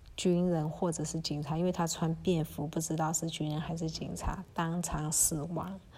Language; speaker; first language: Chinese; early bilingual, heritage; Chinese